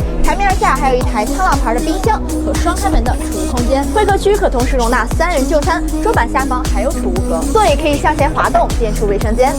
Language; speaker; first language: Chinese; native; Chinese